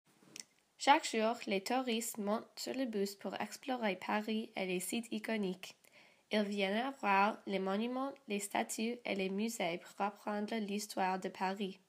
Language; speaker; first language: French; non-native, learner; English